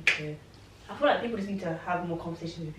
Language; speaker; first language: English; native; English